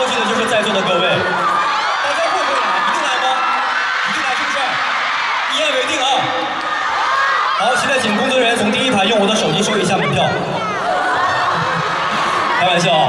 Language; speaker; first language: Chinese; native; Chinese